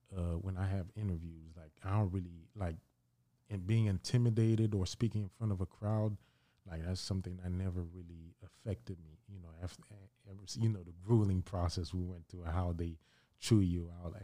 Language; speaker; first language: English; early bilingual, other home language; Haitian Creole